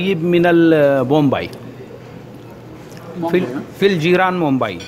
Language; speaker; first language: Arabic; non-native, learner; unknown